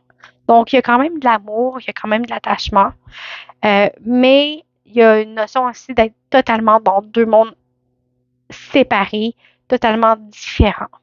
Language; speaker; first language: French; native; French